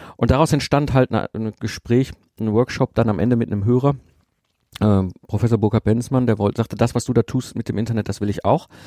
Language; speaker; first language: German; native; German